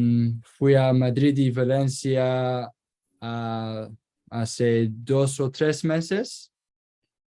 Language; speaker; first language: Spanish; non-native, learner; Kurdish